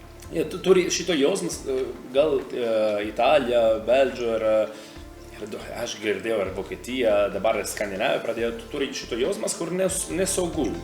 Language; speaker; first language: Lithuanian; non-native, learner; Italian